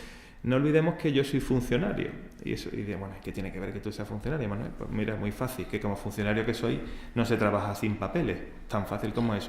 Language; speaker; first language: Spanish; native; Spanish